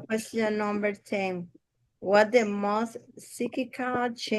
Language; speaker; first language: English; non-native, learner; Spanish